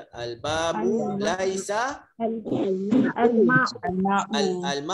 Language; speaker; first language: Arabic; non-native, fluent; Malay